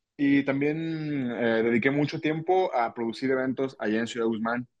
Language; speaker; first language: Spanish; native; Spanish